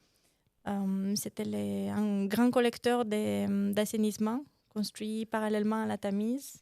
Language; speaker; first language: French; non-native, fluent; Romanian